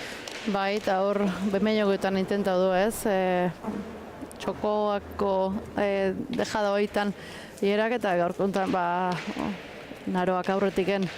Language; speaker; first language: Basque; native; Basque